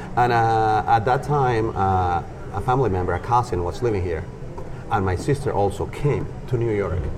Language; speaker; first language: English; non-native, fluent; Spanish